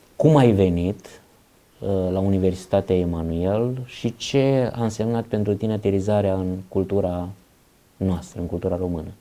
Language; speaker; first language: Romanian; native; Romanian